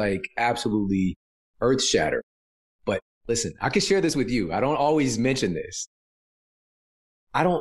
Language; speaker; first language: English; native; English